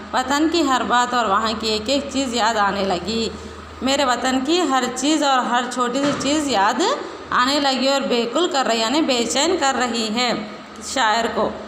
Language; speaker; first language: Urdu; native; Urdu